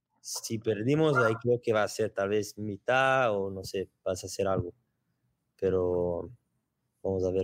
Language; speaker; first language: Spanish; non-native, learner; Portuguese